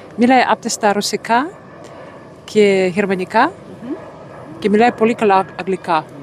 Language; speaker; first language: Greek; non-native, learner; Russian